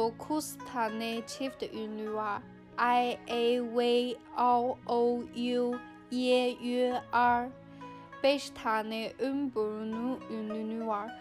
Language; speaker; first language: Turkish; non-native, learner; Chinese